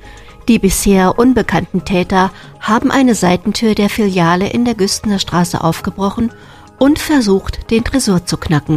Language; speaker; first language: German; native; German